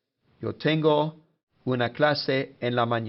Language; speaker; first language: Spanish; non-native, fluent; English